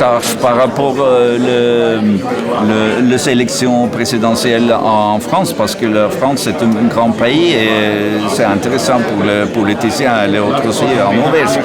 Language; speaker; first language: French; non-native, learner; Norwegian